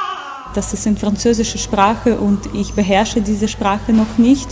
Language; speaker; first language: German; non-native, fluent; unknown